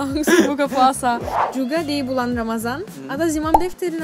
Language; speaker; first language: Indonesian; non-native, fluent; Turkish